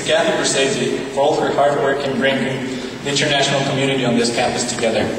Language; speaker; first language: English; non-native, fluent; Bulgarian